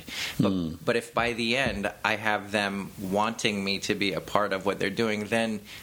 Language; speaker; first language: English; native; English